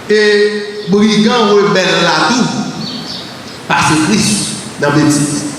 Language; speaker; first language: French; non-native, learner; Haitian Creole